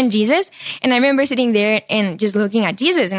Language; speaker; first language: English; non-native, fluent; Spanish